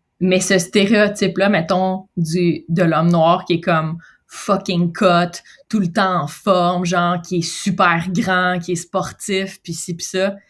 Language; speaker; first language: French; native; French